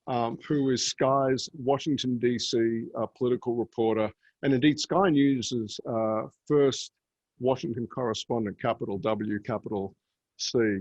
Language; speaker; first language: English; native; English